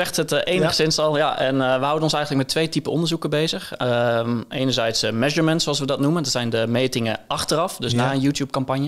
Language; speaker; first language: Dutch; native; Dutch